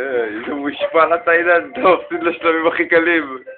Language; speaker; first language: Hebrew; native; Hebrew